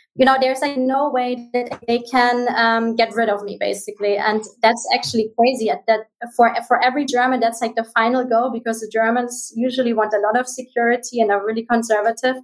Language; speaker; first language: English; non-native, fluent; German